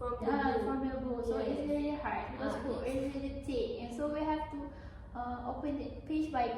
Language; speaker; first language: English; non-native, learner; Malay